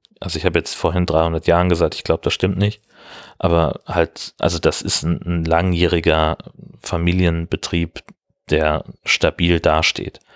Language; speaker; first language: German; native; German